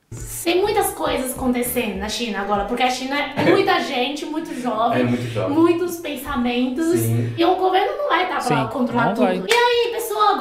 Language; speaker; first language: Portuguese; non-native, fluent; Chinese